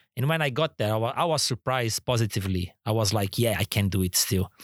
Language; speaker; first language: English; non-native, fluent; Portuguese